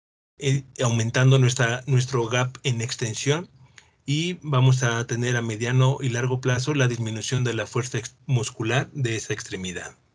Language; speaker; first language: Spanish; native; Spanish